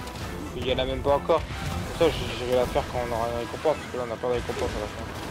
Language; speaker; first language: French; native; French